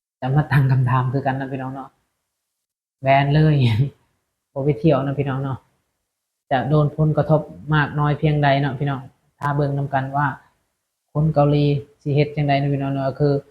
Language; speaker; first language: Thai; non-native, local second language; Lao